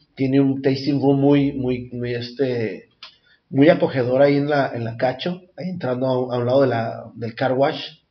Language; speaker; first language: Spanish; native; Spanish